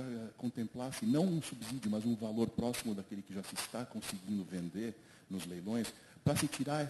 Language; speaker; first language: Portuguese; native; Portuguese